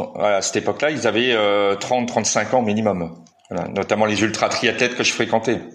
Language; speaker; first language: French; native; French